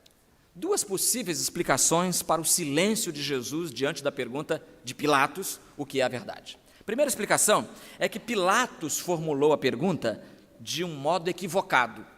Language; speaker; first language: Portuguese; native; Portuguese